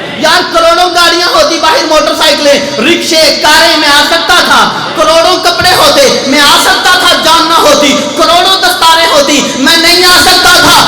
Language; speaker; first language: Urdu; non-native, local second language; Punjabi